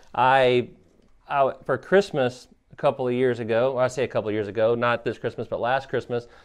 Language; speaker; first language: English; native; English